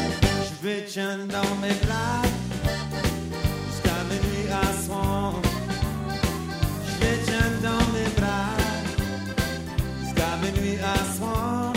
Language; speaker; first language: French; native; French